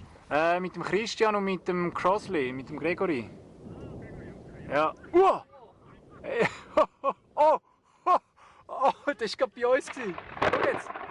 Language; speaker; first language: German; native; German